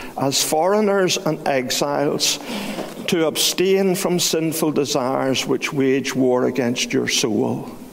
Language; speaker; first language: English; native; English